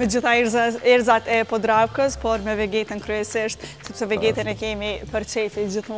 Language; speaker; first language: Albanian; native; Albanian